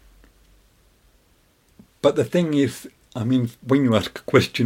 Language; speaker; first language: English; native; English